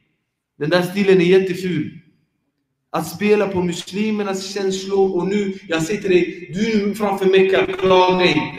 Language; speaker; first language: Swedish; early bilingual, other home language; Arabic